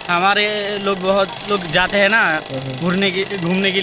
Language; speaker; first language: Hindi; non-native, learner; Bangla